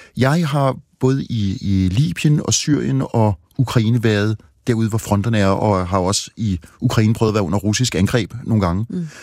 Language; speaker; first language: Danish; native; Danish